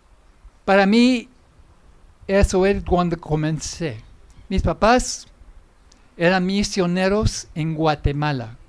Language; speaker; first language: Spanish; non-native, fluent; English